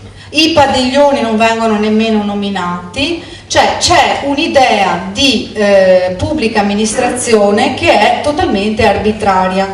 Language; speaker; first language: Italian; native; Italian